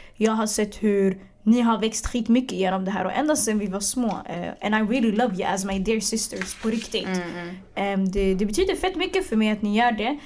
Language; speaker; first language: Swedish; early bilingual, other home language; Arabic